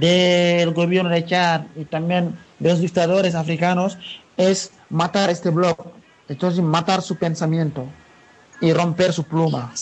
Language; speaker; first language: Spanish; non-native, fluent; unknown